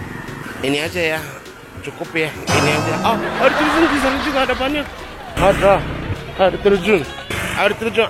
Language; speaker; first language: Indonesian; non-native, learner; Japanese